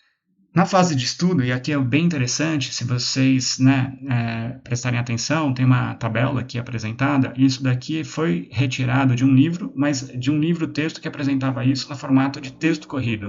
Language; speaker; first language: Portuguese; native; Portuguese